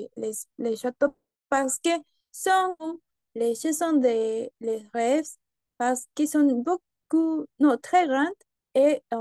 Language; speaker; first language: French; non-native, learner; Spanish